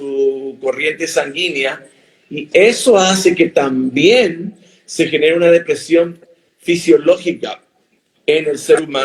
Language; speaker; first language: Spanish; native; Spanish